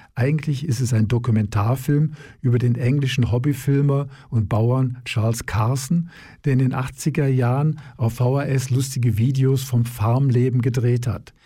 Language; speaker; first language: German; native; German